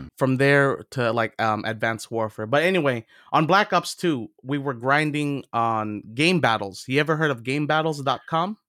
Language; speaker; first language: English; native; English